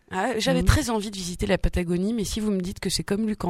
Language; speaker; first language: French; native; French